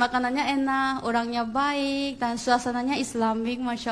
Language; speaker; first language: Indonesian; non-native, fluent; Korean